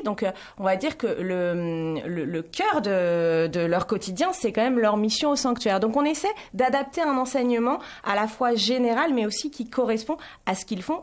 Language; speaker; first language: French; native; French